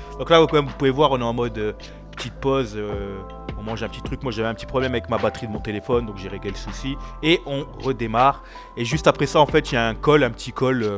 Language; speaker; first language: French; native; French